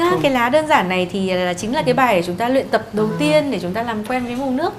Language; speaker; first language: Vietnamese; native; Vietnamese